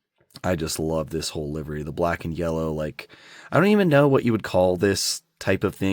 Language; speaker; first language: English; native; English